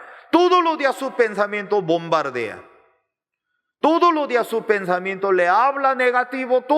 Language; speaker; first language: Spanish; non-native, learner; Korean